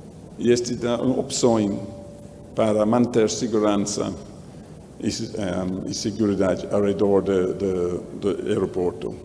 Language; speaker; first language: Portuguese; non-native, learner; English